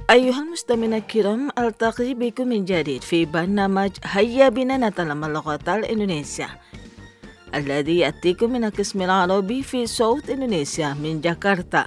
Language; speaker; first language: Arabic; non-native, fluent; Indonesian